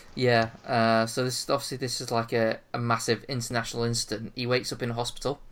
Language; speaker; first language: English; native; English